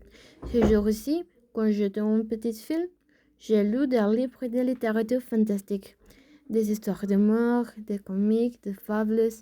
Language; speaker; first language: French; non-native, learner; Spanish